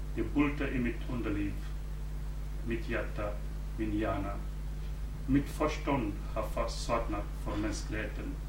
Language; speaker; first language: Swedish; non-native, fluent; Wolof